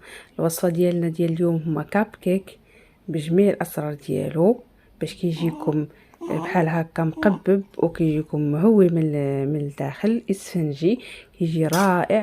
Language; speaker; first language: Arabic; native; Arabic